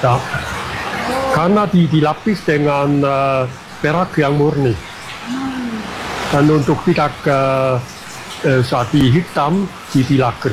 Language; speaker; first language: Indonesian; non-native, fluent; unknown